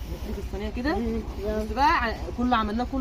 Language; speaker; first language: Arabic; native; Arabic